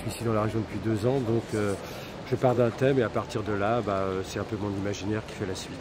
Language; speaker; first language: French; native; French